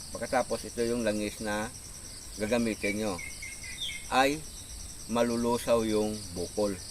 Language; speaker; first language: Filipino; non-native, local second language; Hiligaynon